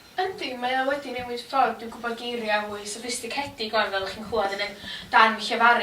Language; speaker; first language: Welsh; native; Welsh